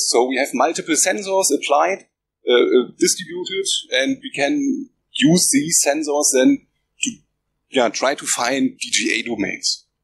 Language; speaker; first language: English; non-native, fluent; German